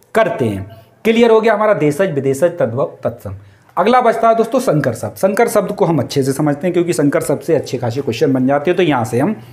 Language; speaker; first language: Hindi; native; Hindi